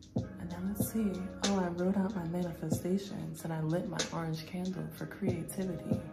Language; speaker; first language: English; native; English